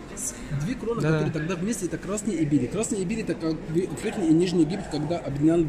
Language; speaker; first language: Russian; non-native, learner; Arabic